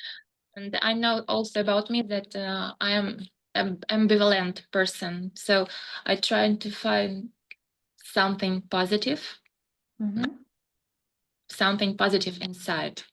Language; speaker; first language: English; non-native, fluent; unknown